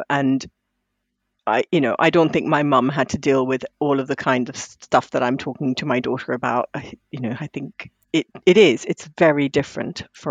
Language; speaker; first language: English; non-native, local second language; Tamil